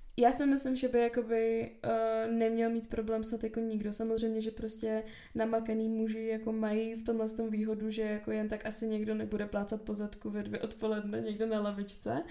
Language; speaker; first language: Czech; native; Czech